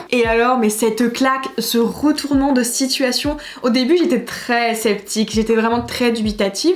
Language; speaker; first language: French; native; French